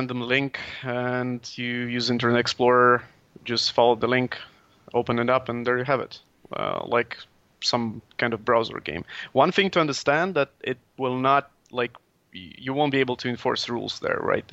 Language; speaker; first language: English; non-native, fluent; Latvian